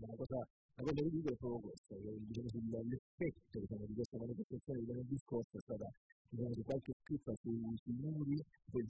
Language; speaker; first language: Italian; native; Italian